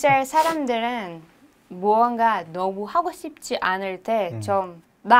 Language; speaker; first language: Korean; non-native, learner; Hebrew